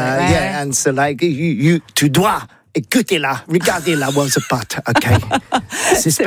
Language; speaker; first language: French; non-native, learner; English